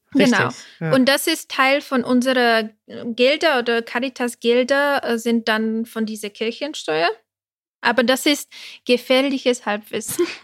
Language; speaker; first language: German; non-native, fluent; Czech